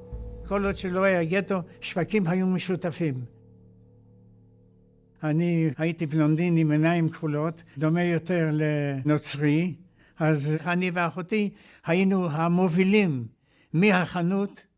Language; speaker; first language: Hebrew; non-native, fluent; Yiddish